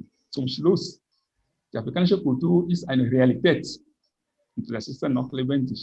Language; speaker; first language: German; non-native, fluent; French